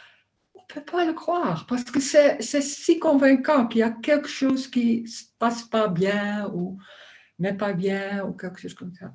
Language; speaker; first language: French; non-native, learner; Dutch